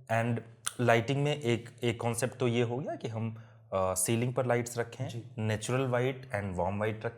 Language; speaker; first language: Hindi; native; Hindi